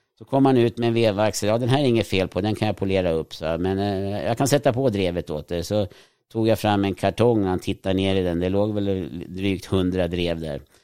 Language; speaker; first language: Swedish; native; Swedish